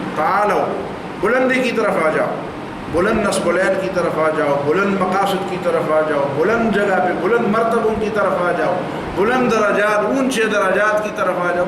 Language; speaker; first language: Urdu; non-native, local second language; Pashto